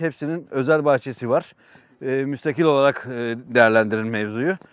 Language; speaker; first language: Turkish; native; Turkish